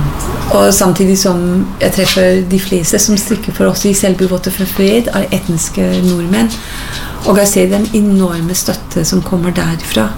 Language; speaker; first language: Norwegian; non-native, fluent; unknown